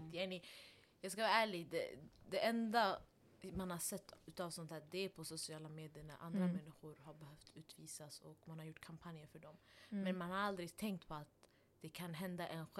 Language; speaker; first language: Swedish; non-native, local second language; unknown